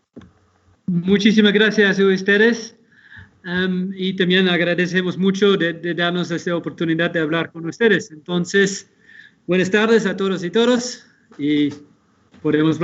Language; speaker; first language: Spanish; non-native, fluent; Dutch